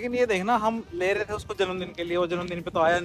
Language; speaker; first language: Hindi; native; Hindi